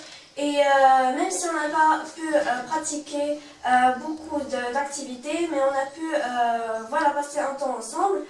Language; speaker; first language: French; non-native, local second language; Arabic